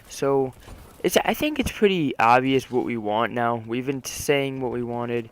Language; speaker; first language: English; native; English